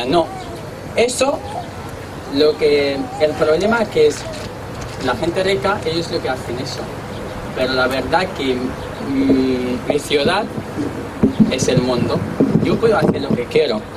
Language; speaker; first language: Spanish; non-native, learner; Arabic